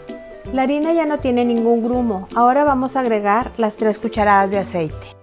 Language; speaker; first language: Spanish; native; Spanish